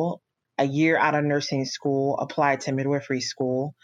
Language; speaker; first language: English; native; English